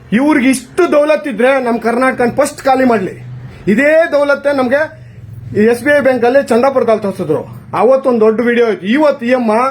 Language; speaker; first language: Kannada; native; Kannada